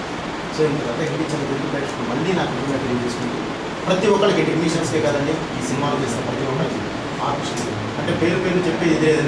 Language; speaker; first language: Telugu; native; Telugu